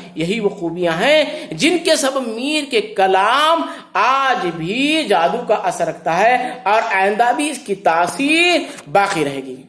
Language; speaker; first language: Urdu; native; Urdu